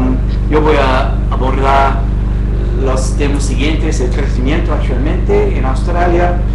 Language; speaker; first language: Spanish; non-native, fluent; English